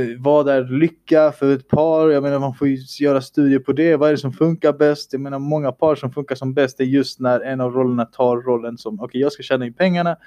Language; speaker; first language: Swedish; early bilingual, other home language; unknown